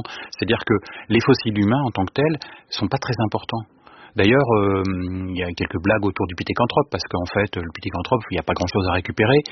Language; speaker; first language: French; native; French